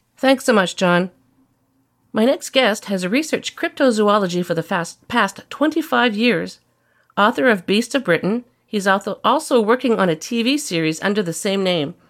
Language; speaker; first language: English; native; English